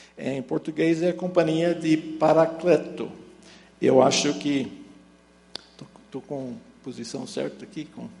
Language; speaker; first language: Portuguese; early bilingual, other home language; English